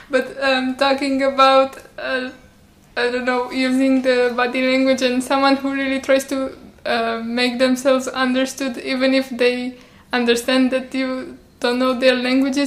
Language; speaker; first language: English; non-native, fluent; Romanian